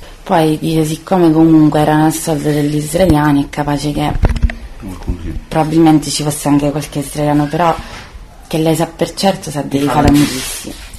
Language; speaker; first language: Italian; native; Italian